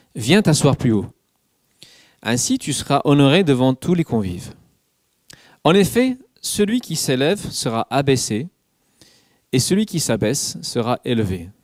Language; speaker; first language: French; non-native, fluent; English